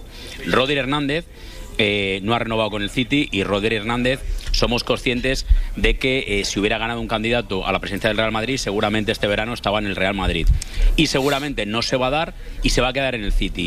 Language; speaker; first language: Spanish; native; Spanish